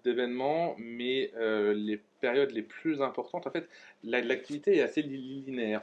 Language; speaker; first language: French; native; French